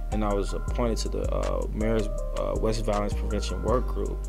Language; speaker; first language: English; native; English